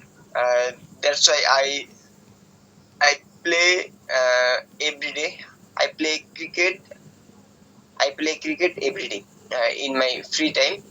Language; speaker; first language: English; non-native, learner; Bangla